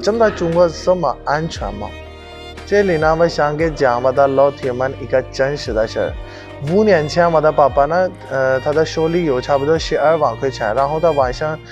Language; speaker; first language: Chinese; non-native, fluent; Urdu